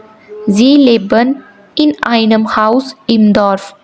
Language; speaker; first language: German; non-native, learner; Urdu